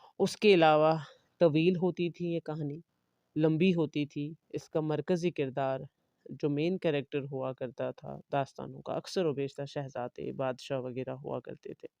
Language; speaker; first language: Urdu; non-native, local second language; Kashmiri